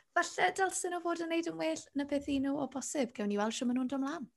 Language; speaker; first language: Welsh; native; Welsh